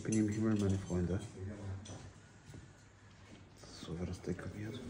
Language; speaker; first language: German; non-native, learner; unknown